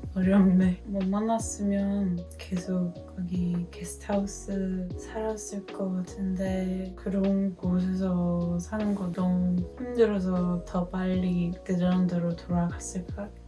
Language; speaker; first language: Korean; non-native, fluent; Dutch